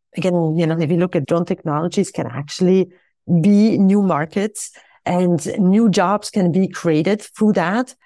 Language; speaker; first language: English; non-native, fluent; Swiss German